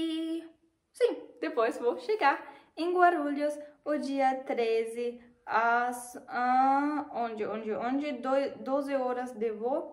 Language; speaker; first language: Portuguese; non-native, fluent; German